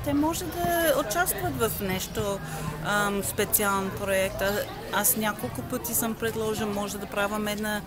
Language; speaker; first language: Bulgarian; non-native, learner; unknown